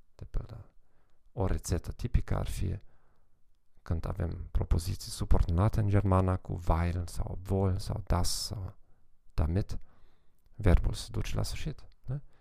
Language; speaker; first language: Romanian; non-native, fluent; German